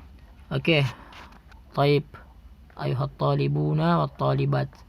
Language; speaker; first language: Arabic; non-native, fluent; Indonesian